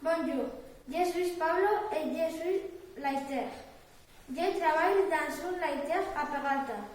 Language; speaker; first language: French; non-native, learner; Spanish